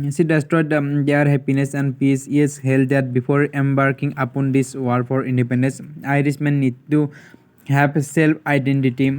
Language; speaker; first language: English; non-native, local second language; Assamese